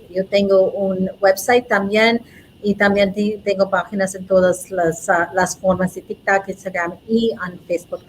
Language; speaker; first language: Spanish; non-native, learner; English